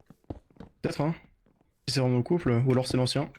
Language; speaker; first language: French; native; French